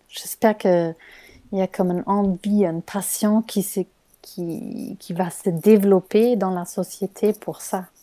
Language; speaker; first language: French; non-native, fluent; German